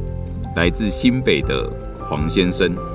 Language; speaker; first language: Chinese; native; Chinese